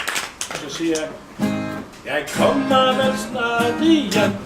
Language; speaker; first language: Danish; non-native, fluent; Icelandic